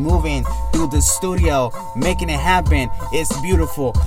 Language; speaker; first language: English; early bilingual, other home language; Spanish